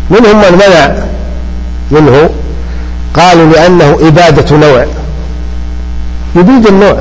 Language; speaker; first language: Arabic; native; Arabic